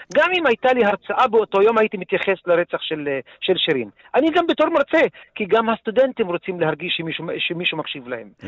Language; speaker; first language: Hebrew; non-native, local second language; Arabic